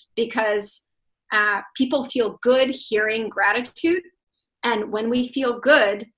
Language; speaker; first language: English; non-native, fluent; Russian